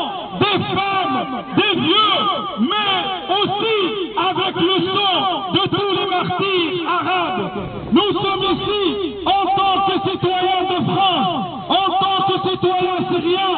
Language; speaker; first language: French; non-native, fluent; Arabic